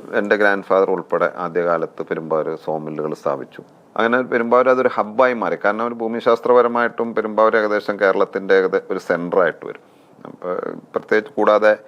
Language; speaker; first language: Malayalam; native; Malayalam